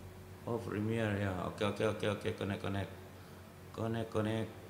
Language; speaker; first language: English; non-native, learner; Indonesian